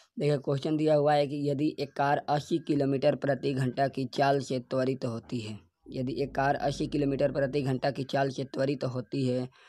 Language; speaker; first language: Hindi; native; Hindi